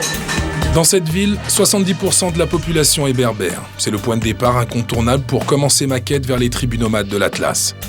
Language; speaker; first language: French; native; French